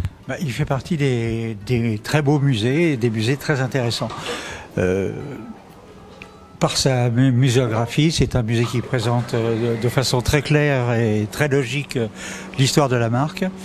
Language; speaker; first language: French; native; French